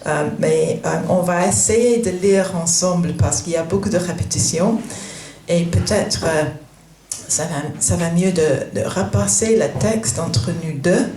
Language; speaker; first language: French; non-native, fluent; English